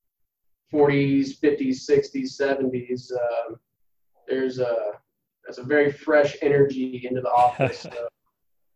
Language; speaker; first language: English; native; English